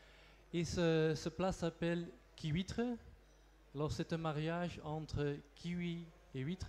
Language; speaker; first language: French; non-native, local second language; Dutch